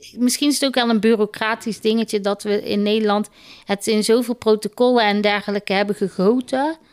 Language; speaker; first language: Dutch; native; Dutch